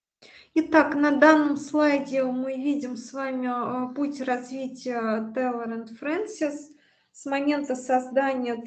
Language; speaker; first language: Russian; native; Russian